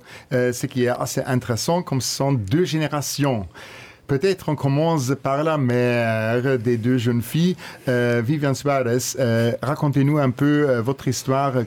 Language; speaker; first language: French; non-native, local second language; Luxembourgish